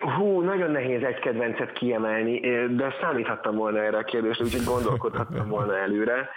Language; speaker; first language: Hungarian; native; Hungarian